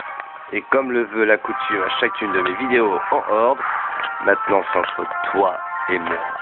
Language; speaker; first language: French; native; French